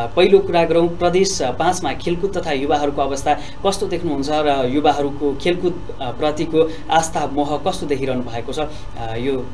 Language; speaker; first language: Nepali; native; Nepali